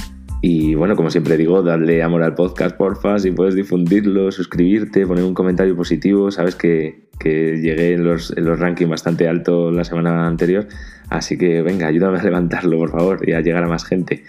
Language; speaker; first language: Spanish; native; Spanish